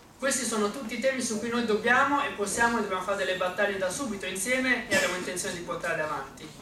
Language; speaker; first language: Italian; early bilingual, other home language; Arabic